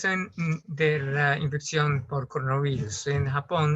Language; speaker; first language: Spanish; non-native, learner; Japanese